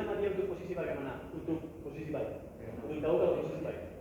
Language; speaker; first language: Indonesian; non-native, learner; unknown